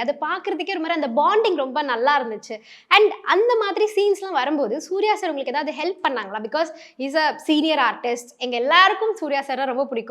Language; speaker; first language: Tamil; native; Tamil